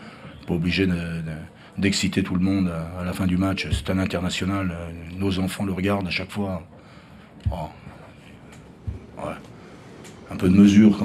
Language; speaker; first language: French; native; French